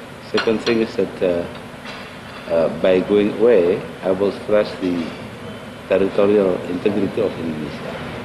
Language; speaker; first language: English; non-native, fluent; Indonesian